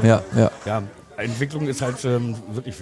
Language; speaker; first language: German; native; German